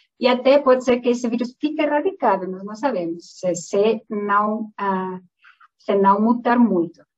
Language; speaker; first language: Portuguese; non-native, fluent; Spanish